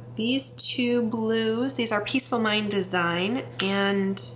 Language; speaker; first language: English; native; English